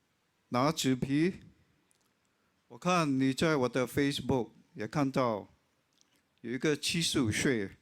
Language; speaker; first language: Chinese; non-native, local second language; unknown